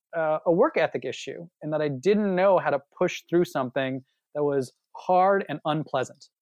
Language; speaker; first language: English; native; English